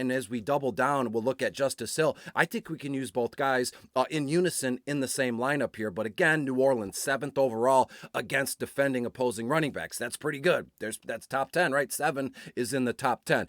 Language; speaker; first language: English; native; English